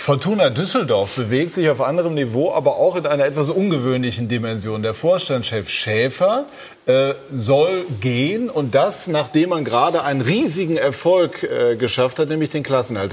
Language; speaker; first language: German; native; German